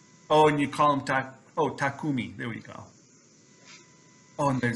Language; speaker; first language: English; native; English